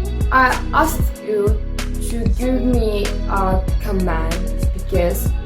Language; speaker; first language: English; non-native, fluent; Indonesian